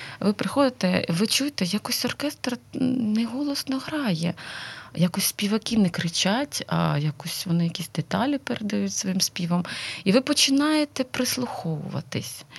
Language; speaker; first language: Ukrainian; non-native, local second language; Russian